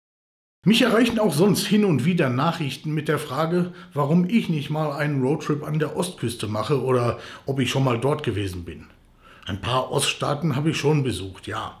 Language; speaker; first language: German; native; German